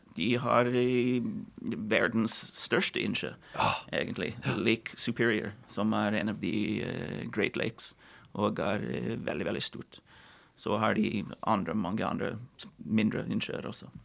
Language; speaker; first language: Norwegian; non-native, fluent; English